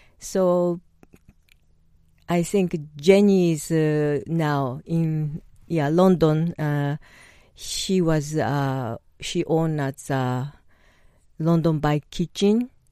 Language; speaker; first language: English; non-native, learner; Japanese